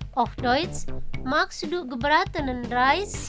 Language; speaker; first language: German; non-native, fluent; Indonesian